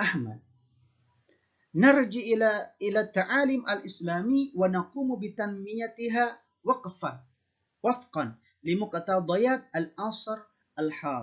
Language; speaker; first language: Arabic; non-native, fluent; Indonesian